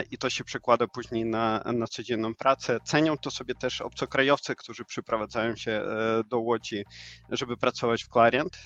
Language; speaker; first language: Polish; non-native, fluent; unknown